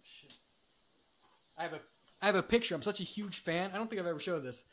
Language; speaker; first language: English; native; English